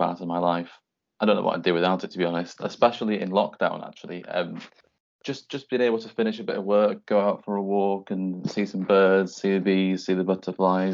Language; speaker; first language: English; native; English